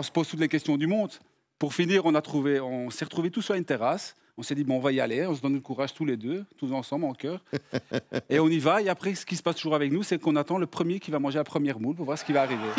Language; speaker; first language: French; native; French